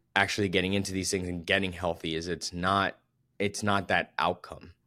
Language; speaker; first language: English; native; English